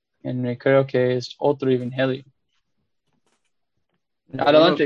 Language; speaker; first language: Spanish; non-native, fluent; English